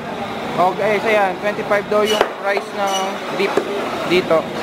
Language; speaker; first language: Filipino; native; Filipino